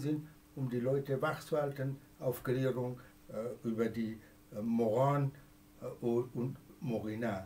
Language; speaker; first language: German; non-native, fluent; Persian